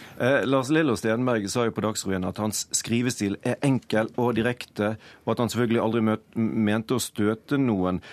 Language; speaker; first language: Norwegian; native; Norwegian